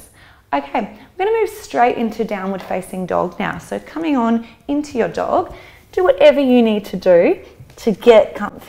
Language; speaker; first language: English; native; English